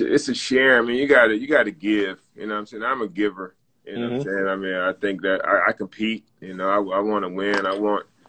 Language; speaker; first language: English; native; English